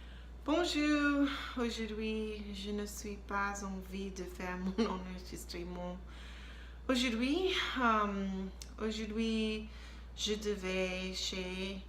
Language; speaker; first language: French; non-native, learner; English